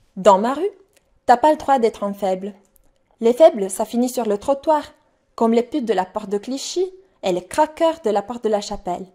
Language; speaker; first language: French; non-native, fluent; Italian